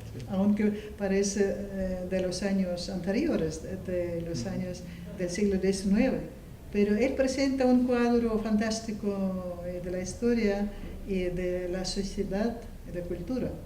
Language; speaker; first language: Spanish; non-native, fluent; Russian